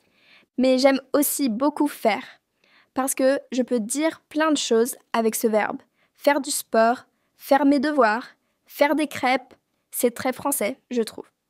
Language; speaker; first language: French; non-native, fluent; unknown